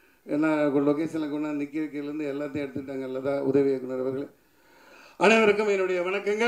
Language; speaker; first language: Tamil; native; Tamil